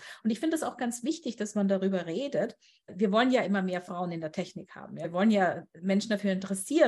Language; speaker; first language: German; native; German